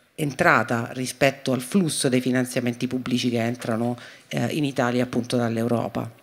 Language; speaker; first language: Italian; native; Italian